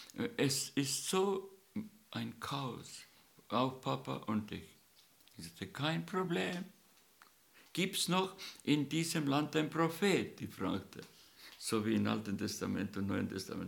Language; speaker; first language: German; non-native, learner; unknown